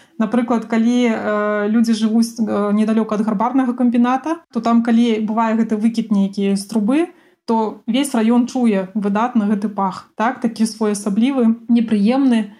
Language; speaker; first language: Belarusian; non-native, local second language; Russian